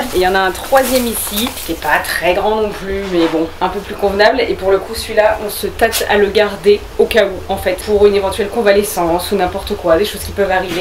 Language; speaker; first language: French; native; French